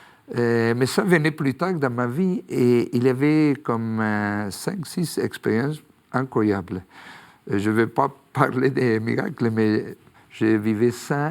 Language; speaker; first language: French; non-native, fluent; Spanish